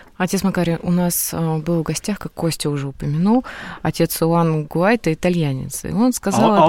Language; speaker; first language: Russian; native; Russian